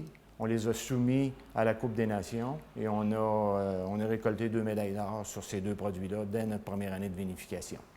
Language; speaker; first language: French; native; French